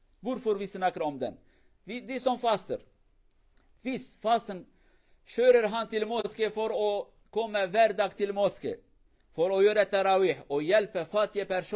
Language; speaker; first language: Norwegian; non-native, fluent; Kurdish